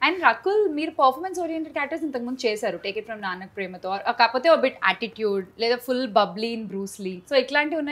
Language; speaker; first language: Telugu; native; Telugu